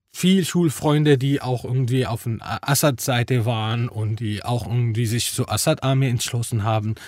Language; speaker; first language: German; non-native, fluent; Arabic